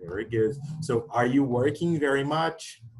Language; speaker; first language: English; non-native, fluent; Portuguese